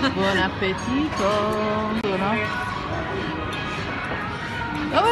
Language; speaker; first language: Italian; native; Italian